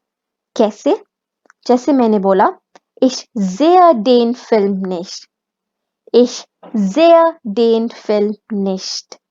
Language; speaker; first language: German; non-native, fluent; Hindi